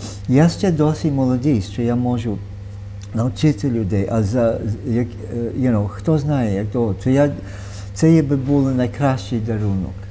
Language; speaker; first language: Ukrainian; early bilingual, heritage; Ukrainian